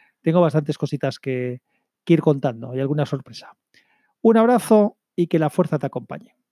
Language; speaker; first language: Spanish; native; Spanish